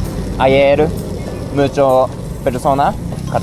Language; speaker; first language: Spanish; non-native, learner; Japanese